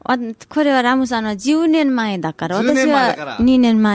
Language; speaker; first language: Japanese; non-native, learner; Nepali